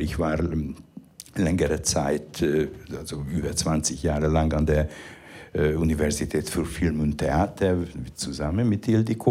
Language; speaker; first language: German; non-native, fluent; Hungarian